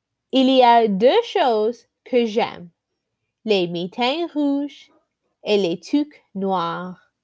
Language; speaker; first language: French; non-native, learner; English